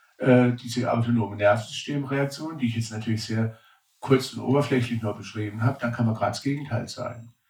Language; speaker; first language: German; native; German